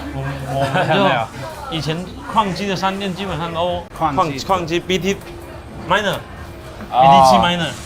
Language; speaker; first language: Chinese; native; Chinese